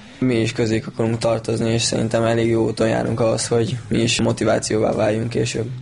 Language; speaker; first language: Hungarian; native; Hungarian